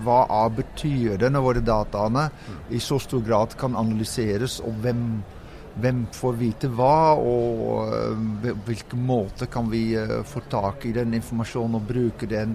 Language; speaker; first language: Norwegian; non-native, fluent; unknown